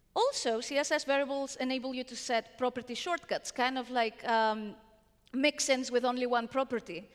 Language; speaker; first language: English; non-native, fluent; Greek